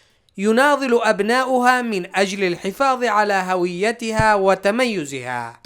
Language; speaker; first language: Arabic; native; Arabic